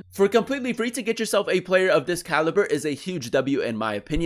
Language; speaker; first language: English; native; English